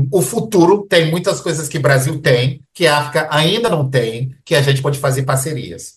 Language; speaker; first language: Portuguese; early bilingual, heritage; Portuguese